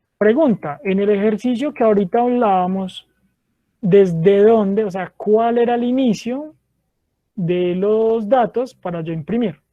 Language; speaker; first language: Spanish; native; Spanish